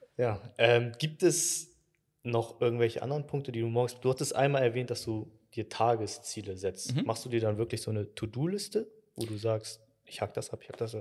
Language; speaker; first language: German; early bilingual, other home language; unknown